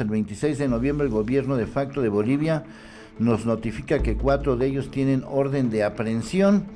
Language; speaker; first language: Spanish; native; Spanish